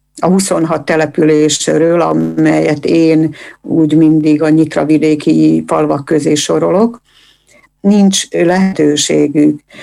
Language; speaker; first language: Hungarian; native; Hungarian